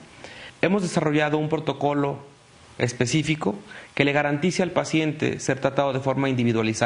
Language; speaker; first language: Spanish; native; Spanish